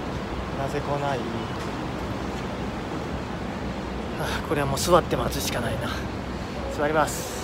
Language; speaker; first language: Japanese; native; Japanese